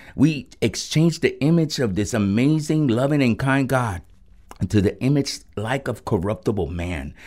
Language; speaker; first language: English; early bilingual, other home language; Spanish